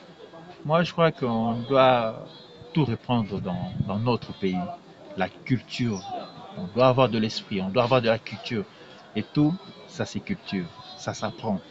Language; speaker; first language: French; non-native, local second language; Lingala